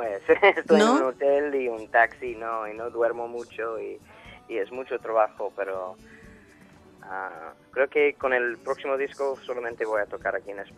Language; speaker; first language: Spanish; non-native, fluent; English